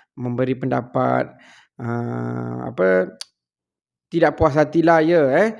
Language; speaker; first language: Malay; native; Malay